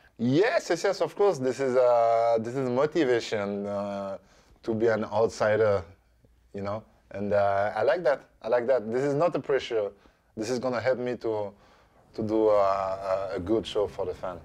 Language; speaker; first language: English; non-native, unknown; French